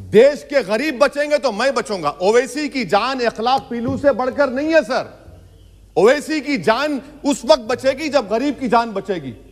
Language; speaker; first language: Hindi; non-native, local second language; Urdu